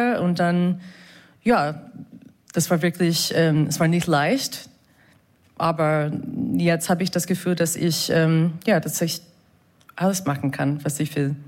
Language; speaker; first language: German; non-native, fluent; English